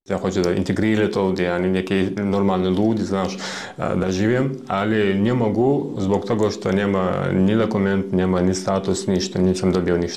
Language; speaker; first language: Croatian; non-native, learner; Chechen